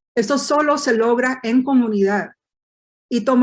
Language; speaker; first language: Spanish; early bilingual, heritage; Spanish